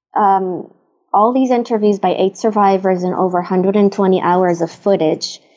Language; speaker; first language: English; non-native, fluent; Hebrew